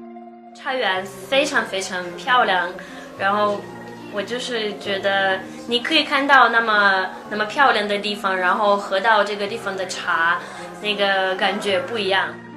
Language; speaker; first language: Chinese; non-native, fluent; Russian